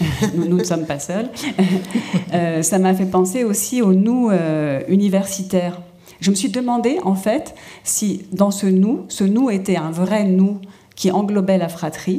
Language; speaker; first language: French; native; French